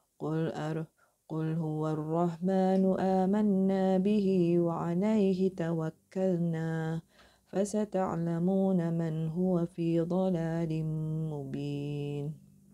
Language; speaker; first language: Arabic; non-native, learner; Indonesian